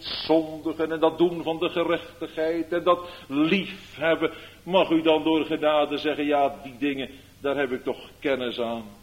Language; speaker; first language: Dutch; native; Dutch